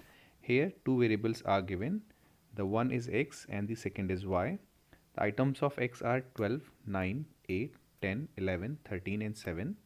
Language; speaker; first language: English; non-native, local second language; Hindi